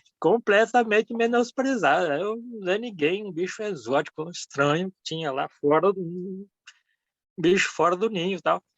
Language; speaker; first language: Portuguese; early bilingual, other home language; Japanese